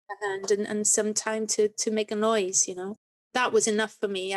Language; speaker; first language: English; native; English